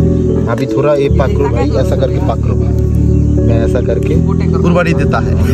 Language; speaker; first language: Hindi; non-native, learner; Bangla